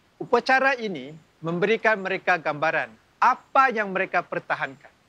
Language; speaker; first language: Malay; native; Malay